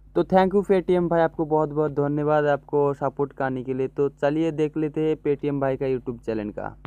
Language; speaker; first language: Hindi; non-native, local second language; Bangla